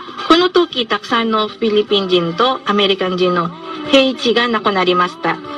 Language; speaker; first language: Japanese; non-native, fluent; Filipino